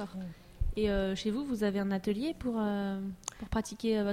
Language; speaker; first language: French; native; French